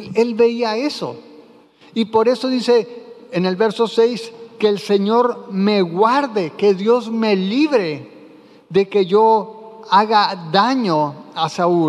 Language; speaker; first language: Spanish; native; Spanish